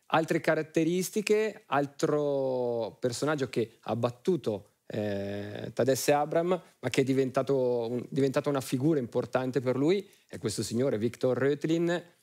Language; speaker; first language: Italian; native; Italian